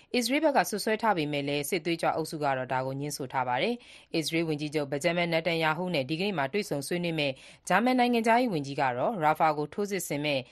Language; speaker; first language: Burmese; native; Burmese